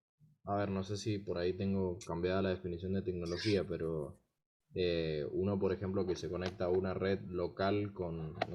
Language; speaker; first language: Spanish; native; Spanish